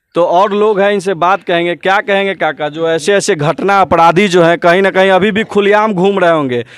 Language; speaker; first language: Hindi; native; Hindi